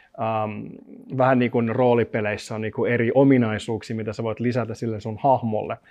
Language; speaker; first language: Finnish; non-native, local second language; Swedish